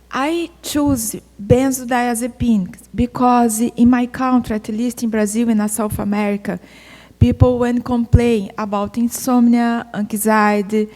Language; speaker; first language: English; non-native, fluent; Portuguese